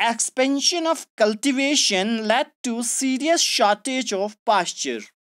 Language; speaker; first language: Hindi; non-native, local second language; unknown